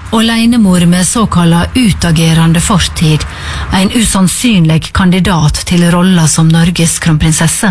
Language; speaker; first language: Norwegian; native; Norwegian